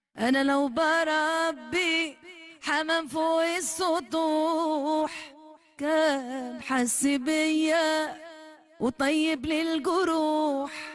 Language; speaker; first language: Arabic; native; Arabic